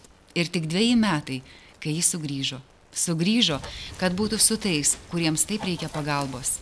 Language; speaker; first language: Lithuanian; native; Lithuanian